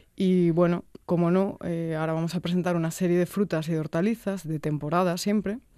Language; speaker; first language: Spanish; native; Spanish